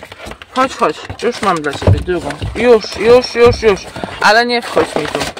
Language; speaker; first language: Polish; native; Polish